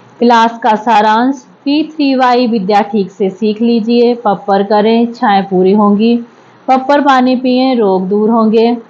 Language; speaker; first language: Hindi; native; Hindi